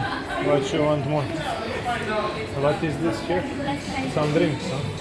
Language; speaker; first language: English; non-native, learner; Serbian